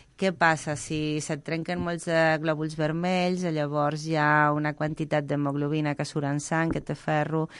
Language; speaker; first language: Catalan; non-native, local second language; Spanish